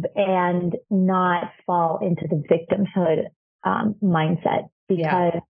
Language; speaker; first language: English; non-native, fluent; Spanish